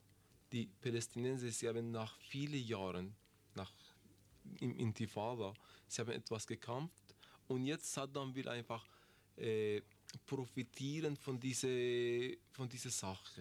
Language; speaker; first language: German; non-native, learner; Persian